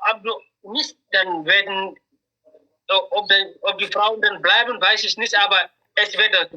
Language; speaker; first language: German; non-native, learner; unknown